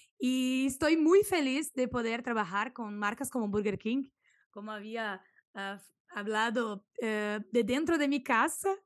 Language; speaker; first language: Spanish; non-native, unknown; Portuguese